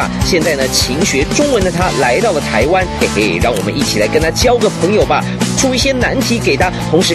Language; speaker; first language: Chinese; native; Chinese